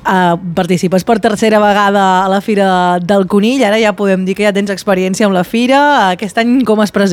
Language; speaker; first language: Catalan; native; Catalan